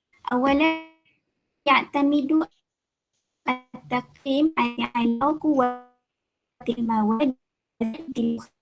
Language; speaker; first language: Arabic; non-native, learner; Malay